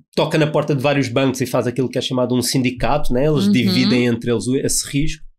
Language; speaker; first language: Portuguese; native; Portuguese